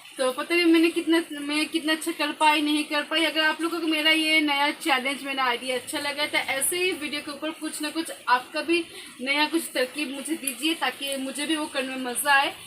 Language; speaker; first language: Hindi; non-native, local second language; Bangla